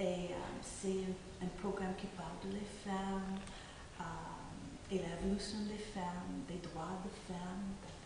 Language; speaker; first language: French; non-native, fluent; English